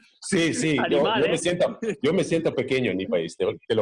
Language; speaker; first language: Spanish; non-native, fluent; Croatian